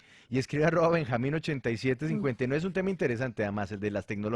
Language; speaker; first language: Spanish; native; Spanish